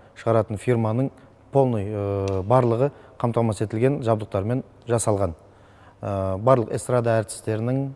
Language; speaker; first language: Kazakh; native; Kazakh